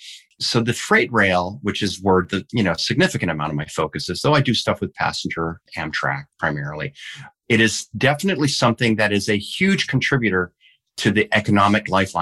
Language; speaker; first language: English; early bilingual, heritage; English